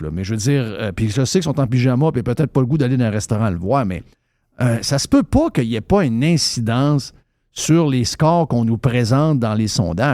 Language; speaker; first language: French; native; French